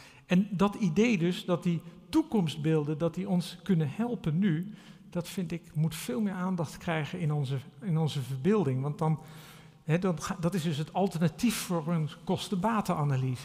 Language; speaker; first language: Dutch; native; Dutch